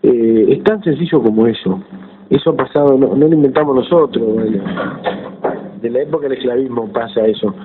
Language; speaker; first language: Spanish; native; Spanish